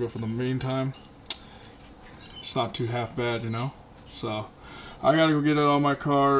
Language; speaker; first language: English; native; English